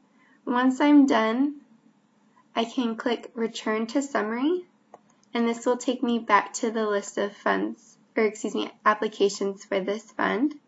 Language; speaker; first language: English; native; English